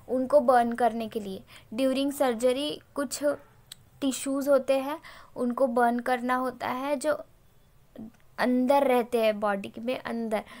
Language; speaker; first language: Hindi; non-native, local second language; Marathi